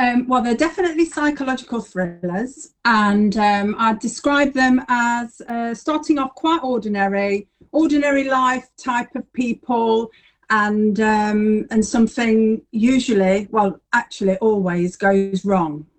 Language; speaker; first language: English; native; English